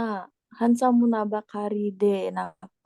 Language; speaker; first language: Japanese; non-native, learner; Indonesian